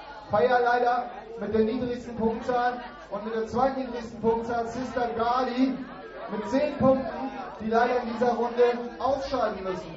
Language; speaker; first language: German; native; German